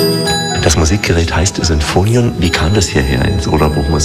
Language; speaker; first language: German; native; German